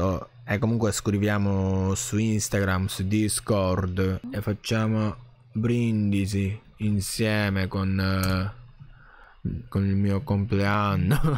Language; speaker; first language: Italian; non-native, learner; Japanese